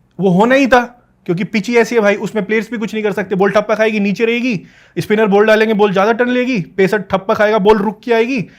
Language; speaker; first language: Hindi; native; Hindi